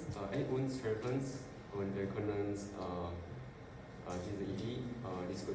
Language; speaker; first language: German; non-native, learner; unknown